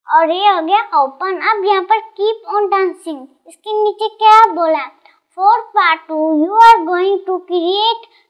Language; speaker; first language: Hindi; non-native, local second language; Punjabi